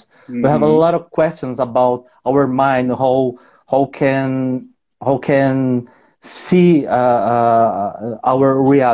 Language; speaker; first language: English; non-native, learner; Portuguese